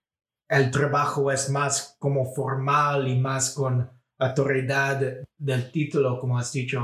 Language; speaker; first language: Spanish; non-native, fluent; English